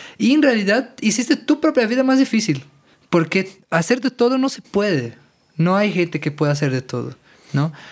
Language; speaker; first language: Spanish; non-native, fluent; Portuguese